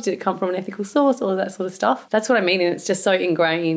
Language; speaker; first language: English; native; English